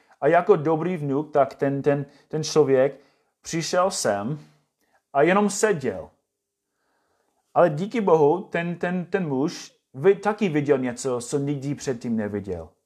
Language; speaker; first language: Czech; non-native, fluent; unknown